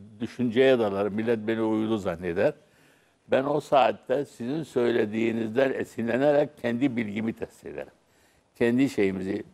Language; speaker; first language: Turkish; non-native, local second language; Arabic